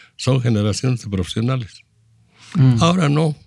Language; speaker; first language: Spanish; native; Spanish